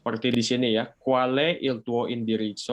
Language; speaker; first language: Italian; non-native, fluent; Indonesian